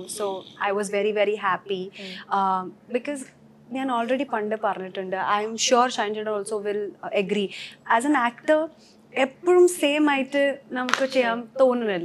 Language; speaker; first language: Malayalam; non-native, local second language; Hindi